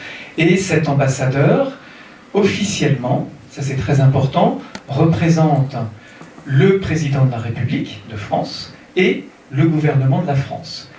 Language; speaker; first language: French; native; French